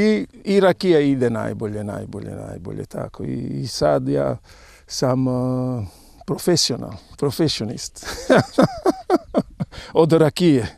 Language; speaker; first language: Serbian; non-native, learner; Italian